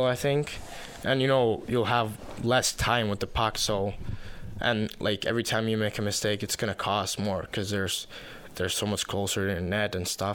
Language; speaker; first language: English; non-native, fluent; Finnish